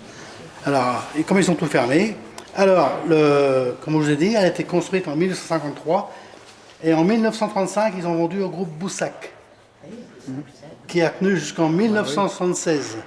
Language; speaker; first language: French; native; French